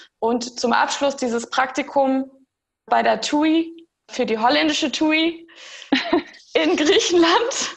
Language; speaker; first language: German; early bilingual, heritage; German